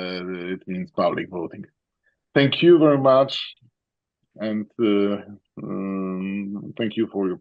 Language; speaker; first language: English; non-native, fluent; Polish